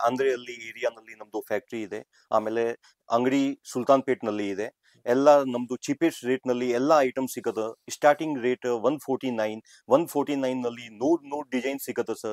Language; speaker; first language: Kannada; non-native, local second language; Telugu